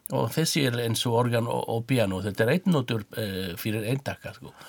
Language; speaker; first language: Icelandic; non-native, fluent; French